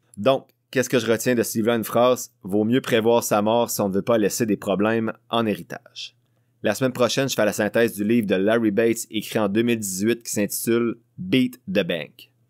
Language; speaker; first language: French; native; French